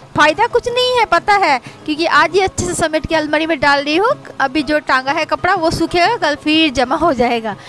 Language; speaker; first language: Hindi; non-native, local second language; Bangla